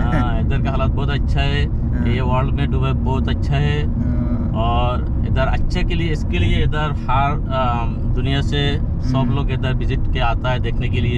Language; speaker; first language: Hindi; non-native, learner; Bangla